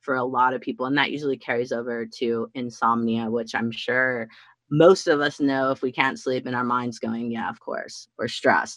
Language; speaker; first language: English; native; English